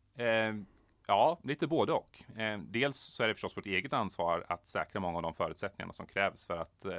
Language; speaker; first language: Swedish; native; Swedish